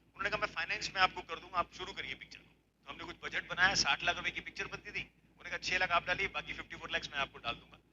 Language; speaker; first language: Hindi; native; Hindi